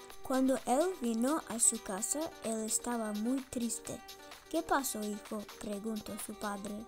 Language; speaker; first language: Spanish; non-native, learner; English